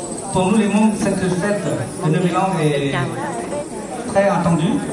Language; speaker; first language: French; early bilingual, other home language; Hmong